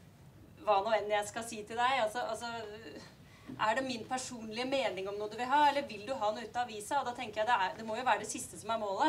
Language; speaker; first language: Norwegian; native; Norwegian